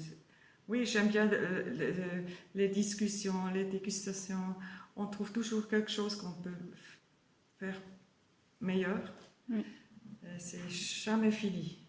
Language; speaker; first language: French; non-native, learner; German